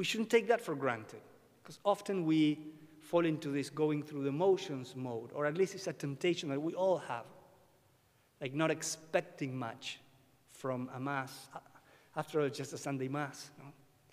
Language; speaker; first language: English; non-native, fluent; Spanish